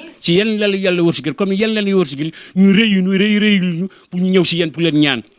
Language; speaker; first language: Wolof; non-native, local second language; Fula